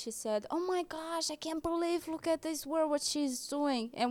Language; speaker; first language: English; non-native, fluent; Romanian